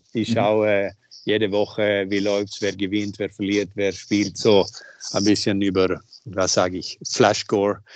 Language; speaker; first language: German; non-native, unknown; Swedish